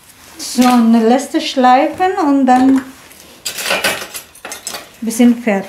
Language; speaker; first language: German; non-native, learner; Filipino